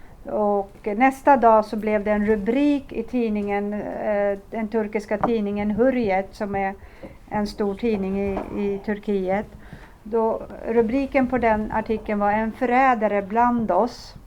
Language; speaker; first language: Swedish; early bilingual, other home language; Assyrian Neo-Aramaic